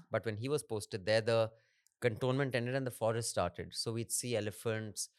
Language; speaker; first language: English; non-native, local second language; Hindi